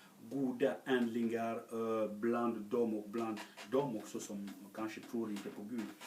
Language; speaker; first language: Swedish; non-native, fluent; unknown